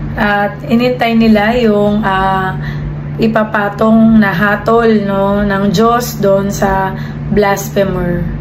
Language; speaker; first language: Filipino; native; Filipino